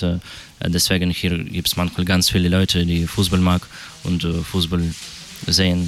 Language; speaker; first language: German; non-native, learner; Russian